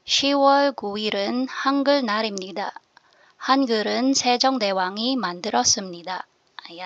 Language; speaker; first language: Korean; non-native, learner; Filipino